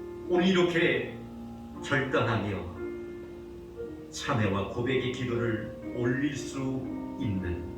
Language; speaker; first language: Korean; native; Korean